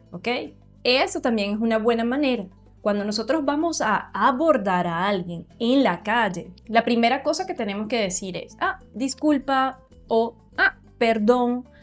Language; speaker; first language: Spanish; non-native, fluent; Portuguese